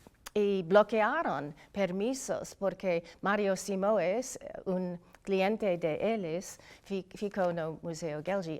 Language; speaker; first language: Portuguese; non-native, fluent; English